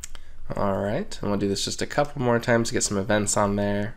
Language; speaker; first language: English; native; English